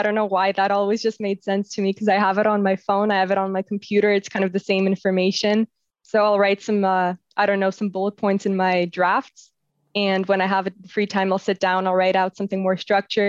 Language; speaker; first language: English; native; English